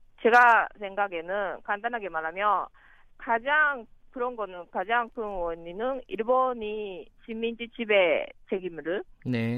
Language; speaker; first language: Korean; non-native, learner; Japanese